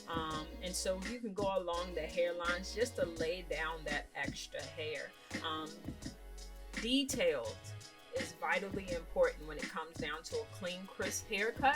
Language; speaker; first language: English; native; English